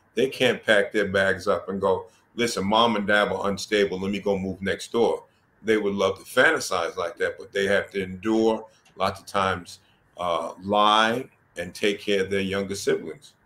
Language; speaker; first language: English; native; English